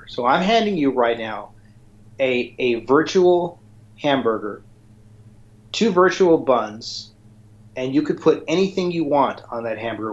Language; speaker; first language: English; native; English